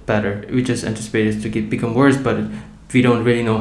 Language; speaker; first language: English; non-native, local second language; Tibetan